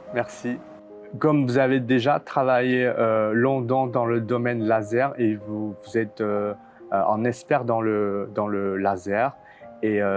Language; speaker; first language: French; non-native, fluent; Chinese